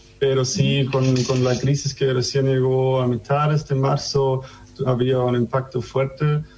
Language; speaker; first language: Spanish; non-native, fluent; German